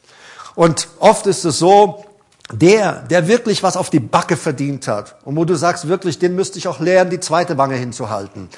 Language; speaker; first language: German; native; German